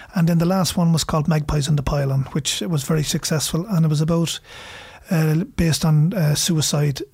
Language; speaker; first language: English; native; English